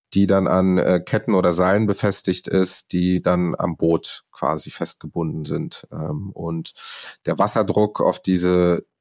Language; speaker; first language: German; non-native, fluent; Arabic